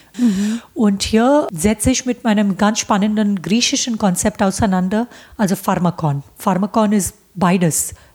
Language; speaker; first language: German; non-native, fluent; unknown